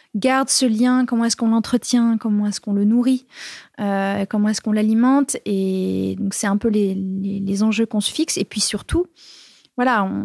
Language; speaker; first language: French; native; French